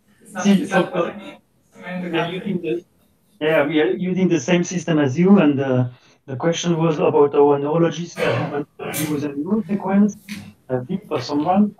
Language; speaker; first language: English; non-native, fluent; French